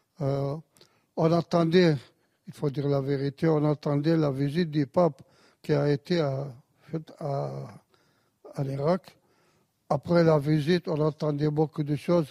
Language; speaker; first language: French; non-native, fluent; Arabic